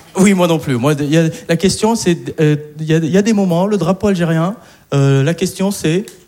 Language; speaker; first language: French; early bilingual, other home language; Arabic